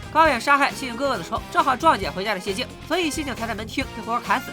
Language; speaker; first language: Chinese; native; Chinese